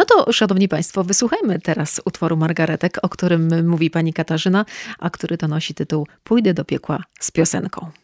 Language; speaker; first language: Polish; native; Polish